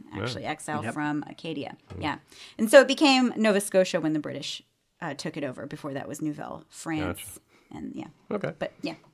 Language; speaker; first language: English; native; English